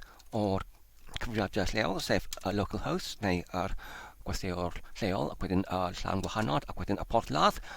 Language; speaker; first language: Welsh; non-native, fluent; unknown